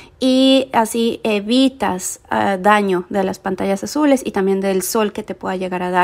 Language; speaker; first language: Spanish; native; Spanish